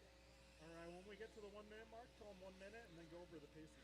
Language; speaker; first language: English; native; English